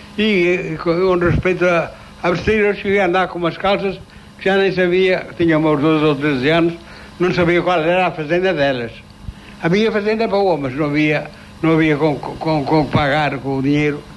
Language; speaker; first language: Portuguese; native; Portuguese